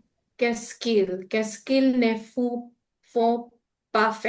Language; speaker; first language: French; non-native, learner; Persian